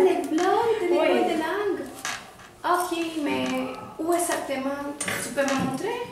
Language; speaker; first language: French; non-native, learner; Danish